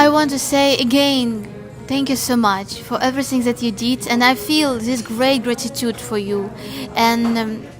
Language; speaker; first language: English; non-native, learner; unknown